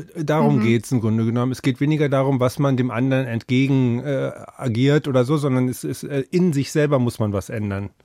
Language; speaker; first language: German; native; German